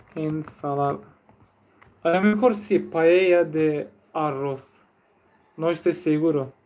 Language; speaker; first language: Spanish; non-native, fluent; Turkish